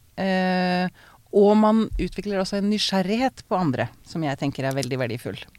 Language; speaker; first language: Norwegian; native; Norwegian